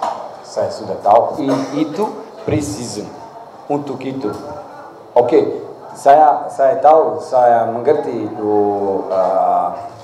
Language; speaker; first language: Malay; non-native, learner; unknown